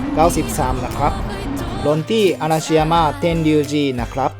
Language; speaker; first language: Thai; non-native, fluent; Japanese